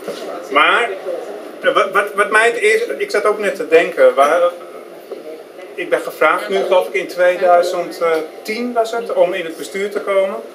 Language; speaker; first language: Dutch; native; Dutch